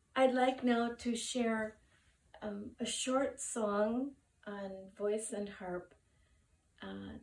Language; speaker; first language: English; native; English